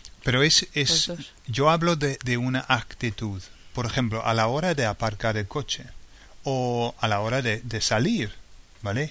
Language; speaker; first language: Spanish; non-native, fluent; English